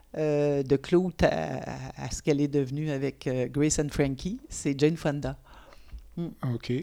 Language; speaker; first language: French; native; French